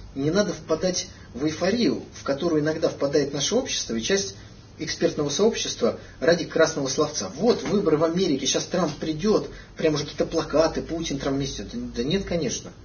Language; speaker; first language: Russian; native; Russian